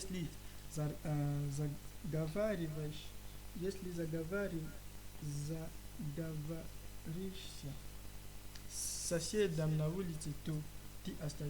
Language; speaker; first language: Russian; non-native, learner; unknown